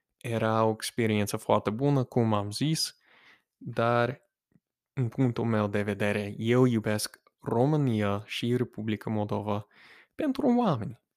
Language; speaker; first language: Romanian; non-native, fluent; English